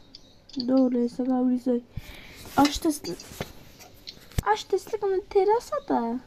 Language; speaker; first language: Bulgarian; early bilingual, heritage; Bulgarian